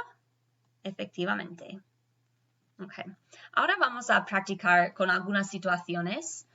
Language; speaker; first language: Spanish; non-native, fluent; English